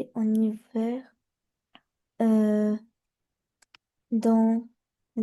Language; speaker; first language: French; non-native, learner; Chinese